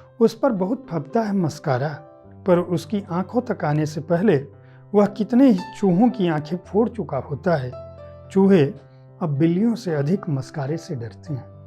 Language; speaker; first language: Hindi; native; Hindi